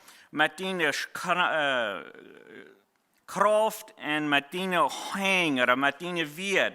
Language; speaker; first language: German; non-native, learner; Plautdietsch